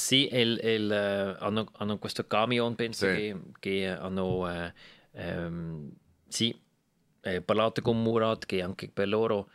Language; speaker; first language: Italian; non-native, local second language; German